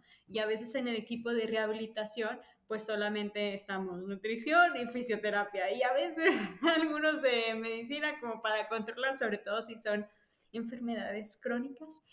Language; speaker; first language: Spanish; native; Spanish